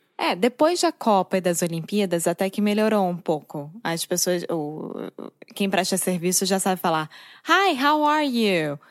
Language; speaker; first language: Portuguese; native; Portuguese